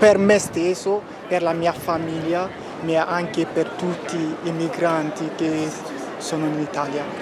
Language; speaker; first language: Italian; non-native, fluent; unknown